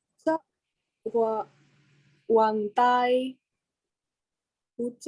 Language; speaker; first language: Chinese; non-native, learner; Indonesian